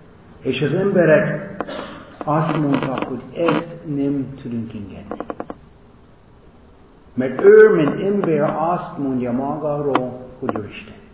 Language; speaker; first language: Hungarian; non-native, learner; English